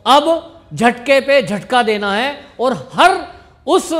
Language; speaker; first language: Hindi; native; Hindi